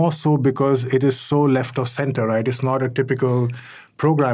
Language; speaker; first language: English; non-native, local second language; Hindi